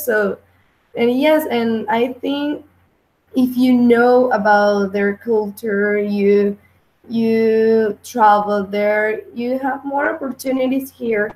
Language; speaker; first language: English; non-native, learner; Spanish